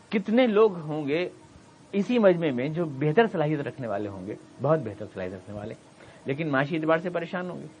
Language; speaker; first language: Urdu; native; Urdu